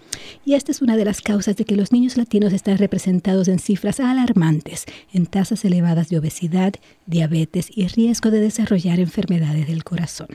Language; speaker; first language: Spanish; native; Spanish